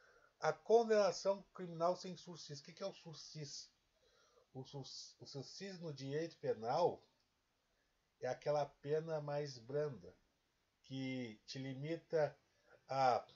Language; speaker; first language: Portuguese; native; Portuguese